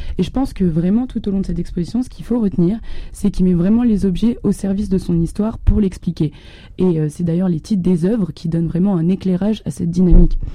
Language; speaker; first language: French; native; French